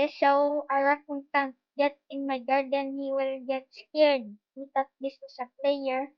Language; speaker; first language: English; non-native, learner; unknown